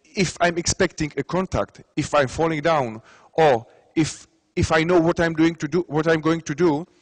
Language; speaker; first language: English; non-native, fluent; Czech